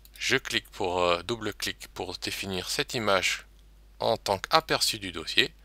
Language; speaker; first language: French; native; French